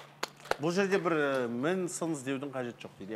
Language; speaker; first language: Kazakh; native; Kazakh